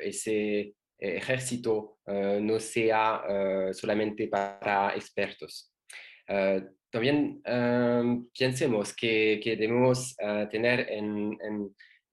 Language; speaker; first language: Spanish; non-native, learner; French